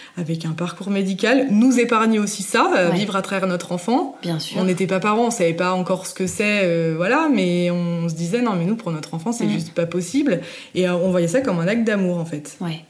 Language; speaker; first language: French; native; French